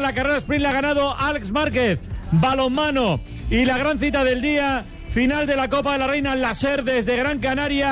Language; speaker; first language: Spanish; native; Spanish